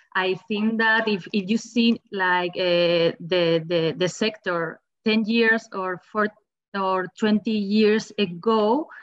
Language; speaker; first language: English; non-native, fluent; Spanish